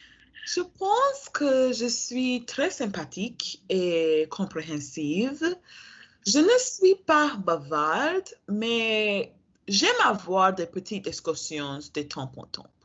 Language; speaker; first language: French; non-native, learner; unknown